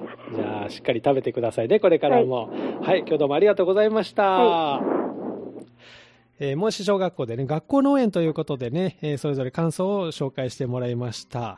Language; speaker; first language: Japanese; native; Japanese